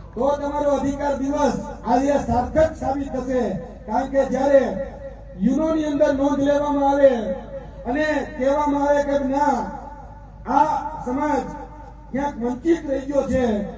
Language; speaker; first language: Gujarati; native; Gujarati